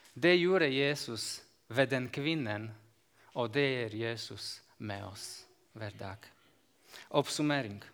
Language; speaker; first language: Norwegian; non-native, fluent; Slovak